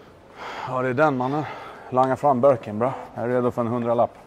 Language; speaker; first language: Swedish; native; Swedish